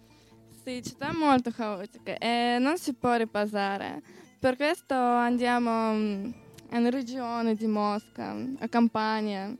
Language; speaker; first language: Italian; non-native, learner; Russian